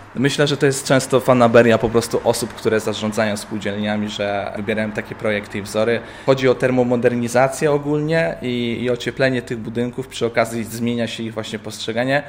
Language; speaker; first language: Polish; native; Polish